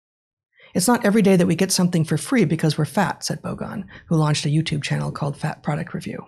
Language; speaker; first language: English; native; English